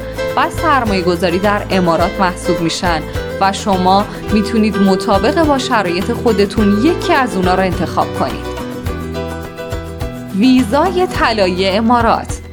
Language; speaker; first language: Persian; native; Persian